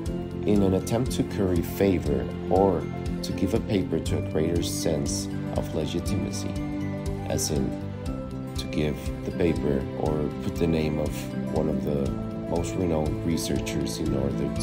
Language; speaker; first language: English; non-native, fluent; Spanish